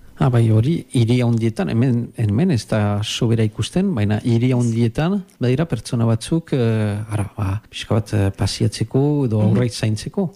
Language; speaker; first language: Basque; native; Basque